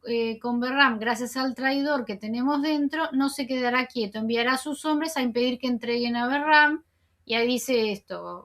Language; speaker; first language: Spanish; native; Spanish